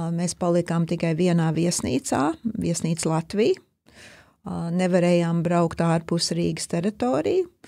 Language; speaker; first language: Latvian; early bilingual, heritage; Latvian